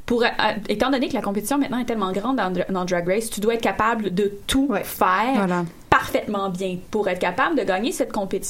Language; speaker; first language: French; native; French